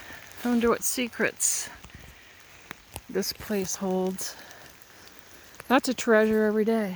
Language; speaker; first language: English; native; English